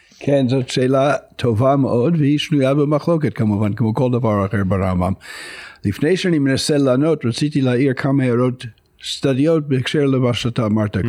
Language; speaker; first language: Hebrew; non-native, fluent; English